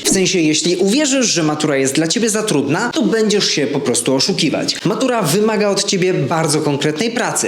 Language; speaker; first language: Polish; native; Polish